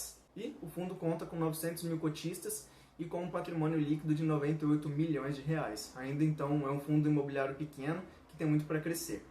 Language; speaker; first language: Portuguese; native; Portuguese